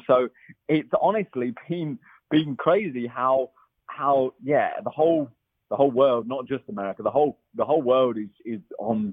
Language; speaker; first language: English; native; English